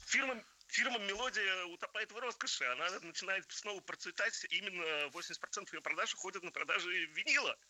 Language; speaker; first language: Russian; native; Russian